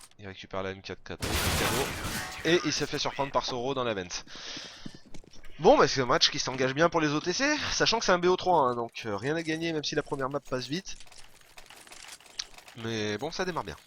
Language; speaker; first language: French; native; French